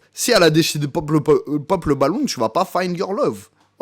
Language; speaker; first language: French; native; French